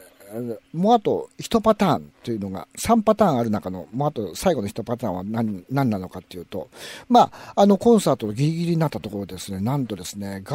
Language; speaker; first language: Japanese; native; Japanese